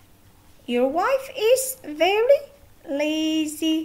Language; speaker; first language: English; non-native, fluent; Albanian